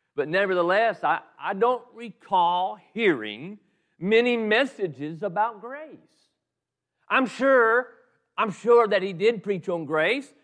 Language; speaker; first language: English; native; English